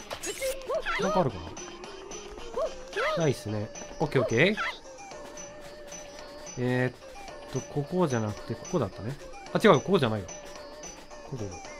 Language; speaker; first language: Japanese; native; Japanese